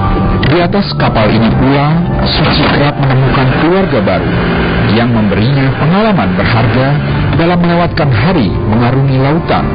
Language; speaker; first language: Indonesian; native; Indonesian